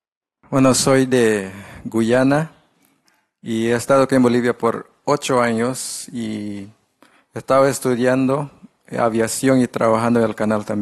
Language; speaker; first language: Spanish; non-native, fluent; English